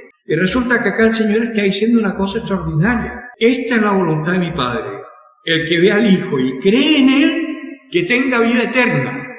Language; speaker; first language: Spanish; native; Spanish